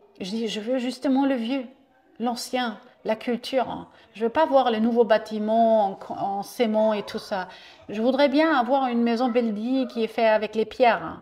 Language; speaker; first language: French; non-native, fluent; German